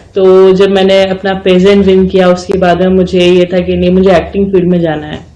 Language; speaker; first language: Hindi; native; Hindi